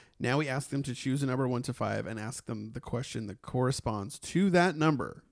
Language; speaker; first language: English; native; English